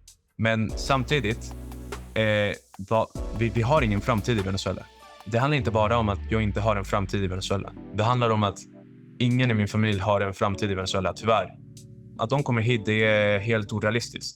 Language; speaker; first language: Swedish; non-native, fluent; Spanish